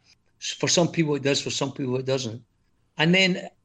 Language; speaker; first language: English; native; English